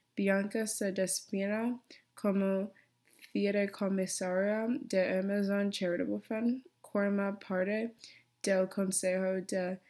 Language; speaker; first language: Spanish; non-native, learner; English